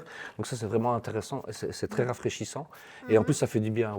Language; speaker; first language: French; native; French